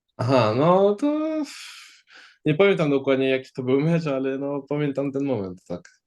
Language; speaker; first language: Polish; early bilingual, heritage; Polish